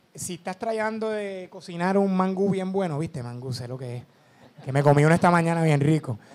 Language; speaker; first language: Spanish; native; Spanish